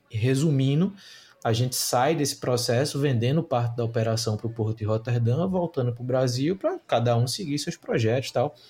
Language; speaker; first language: Portuguese; native; Portuguese